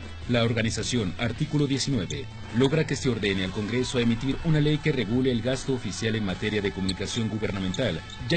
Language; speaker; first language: Spanish; native; Spanish